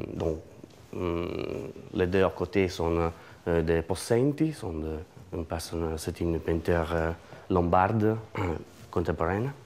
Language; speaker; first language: French; non-native, learner; Italian